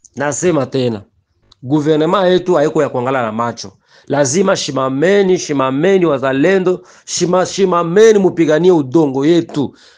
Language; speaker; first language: Swahili; native; Swahili